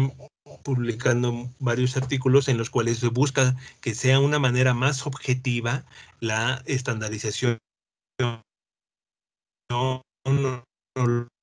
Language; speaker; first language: Spanish; native; Spanish